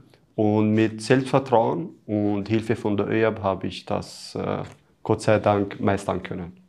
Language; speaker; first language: German; non-native, fluent; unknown